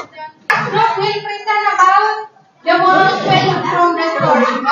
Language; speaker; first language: English; non-native, learner; Indonesian